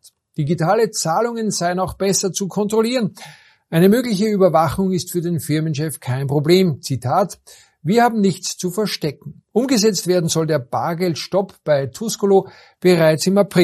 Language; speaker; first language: German; native; German